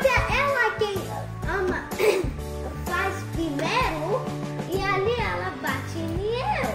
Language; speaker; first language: Portuguese; early bilingual, heritage; Portuguese